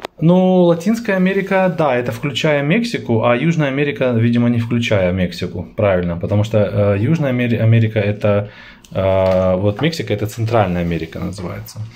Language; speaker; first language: Russian; native; Russian